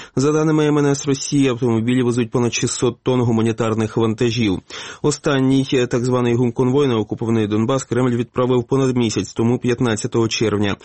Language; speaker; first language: Ukrainian; native; Ukrainian